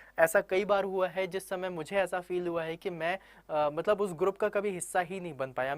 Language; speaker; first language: Hindi; native; Hindi